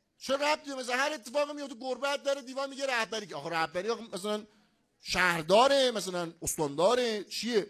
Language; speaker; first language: Persian; non-native, local second language; Azerbaijani